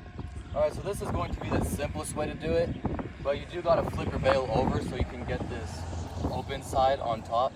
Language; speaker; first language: English; native; English